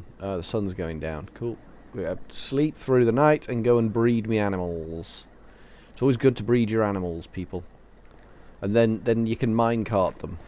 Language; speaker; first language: English; native; English